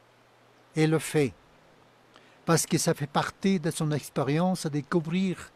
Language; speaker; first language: French; non-native, fluent; Spanish